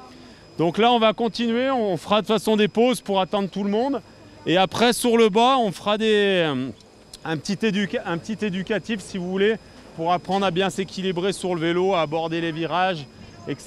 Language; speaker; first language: French; native; French